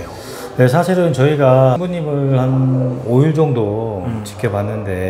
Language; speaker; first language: Korean; native; Korean